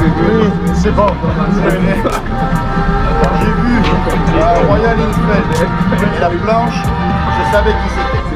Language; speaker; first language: French; non-native, learner; German